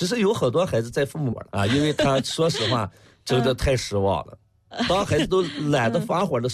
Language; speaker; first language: Chinese; native; Chinese